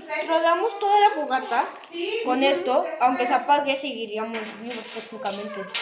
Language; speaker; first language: Spanish; native; Spanish